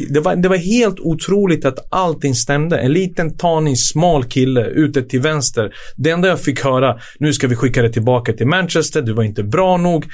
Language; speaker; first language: Swedish; early bilingual, other home language; Serbian